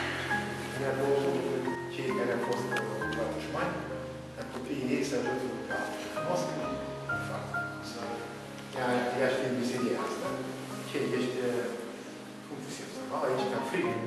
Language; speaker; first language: Romanian; non-native, local second language; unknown